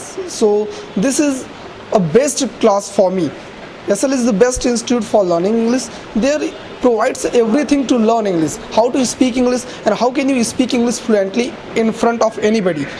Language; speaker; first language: English; non-native, learner; Hindi